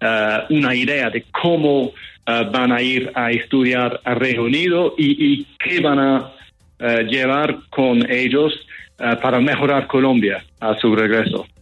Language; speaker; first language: Spanish; non-native, fluent; English